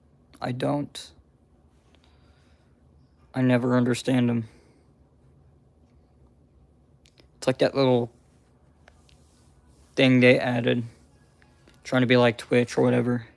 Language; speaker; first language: English; native; English